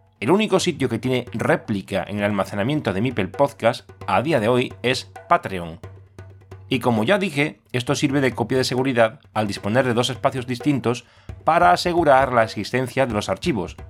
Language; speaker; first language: Spanish; native; Spanish